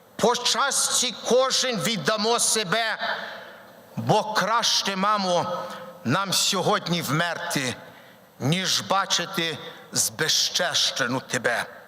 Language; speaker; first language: Ukrainian; early bilingual, heritage; Ukrainian